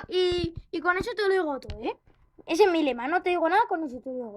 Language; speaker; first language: Spanish; native; Spanish